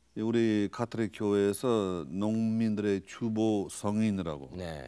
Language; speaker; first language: Korean; non-native, fluent; English